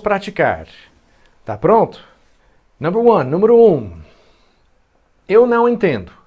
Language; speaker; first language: Portuguese; non-native, fluent; English